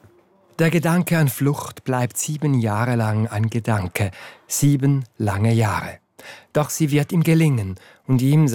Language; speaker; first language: German; native; German